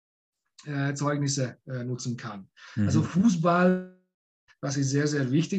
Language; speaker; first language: German; non-native, fluent; Hungarian